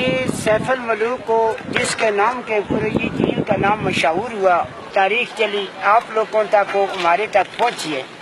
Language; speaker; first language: Hindi; non-native, local second language; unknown